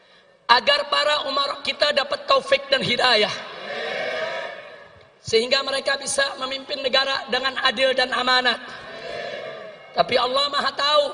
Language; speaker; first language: Indonesian; native; Indonesian